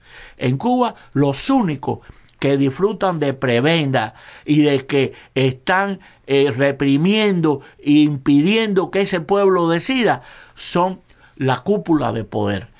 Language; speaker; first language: Spanish; native; Spanish